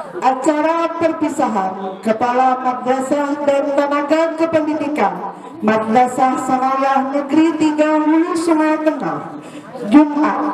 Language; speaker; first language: Indonesian; native; Indonesian